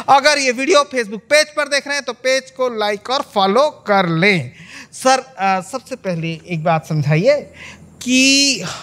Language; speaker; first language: Hindi; native; Hindi